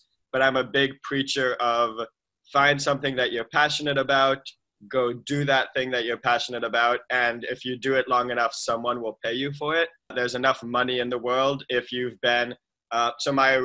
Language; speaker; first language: English; native; English